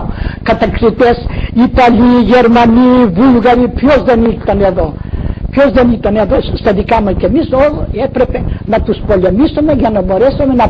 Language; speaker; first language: Greek; non-native, local second language; Macedonian